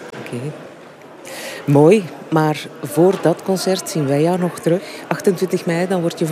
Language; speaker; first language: Dutch; native; Dutch